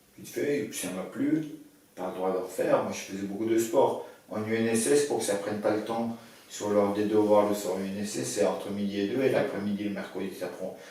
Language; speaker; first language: French; early bilingual, other home language; Persian